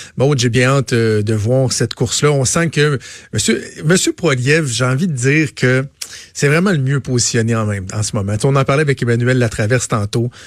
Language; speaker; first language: French; native; French